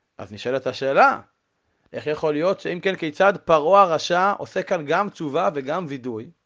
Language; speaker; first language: Hebrew; native; Hebrew